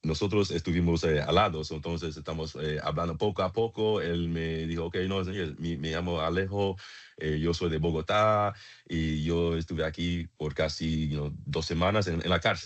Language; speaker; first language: Spanish; non-native, learner; English